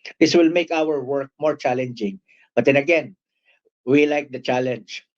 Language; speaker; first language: English; non-native, local second language; Filipino